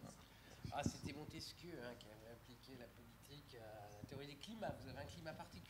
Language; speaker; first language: French; native; French